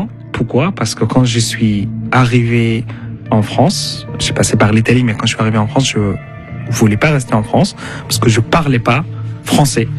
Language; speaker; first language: French; non-native, fluent; Arabic